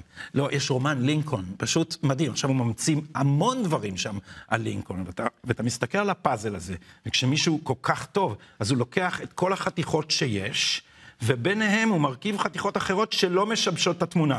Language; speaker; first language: Hebrew; native; Hebrew